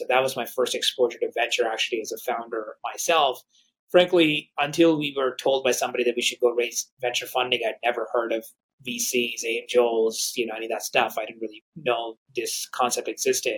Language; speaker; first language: English; non-native, local second language; Hindi